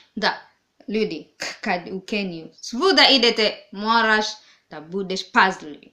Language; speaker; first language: Serbian; non-native, fluent; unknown